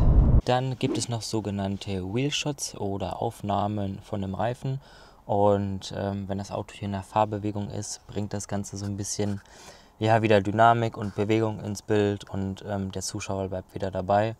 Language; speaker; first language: German; native; German